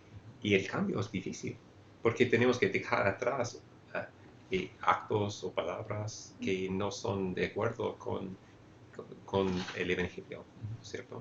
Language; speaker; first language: Spanish; non-native, fluent; English